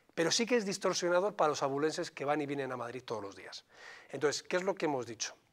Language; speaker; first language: Spanish; native; Spanish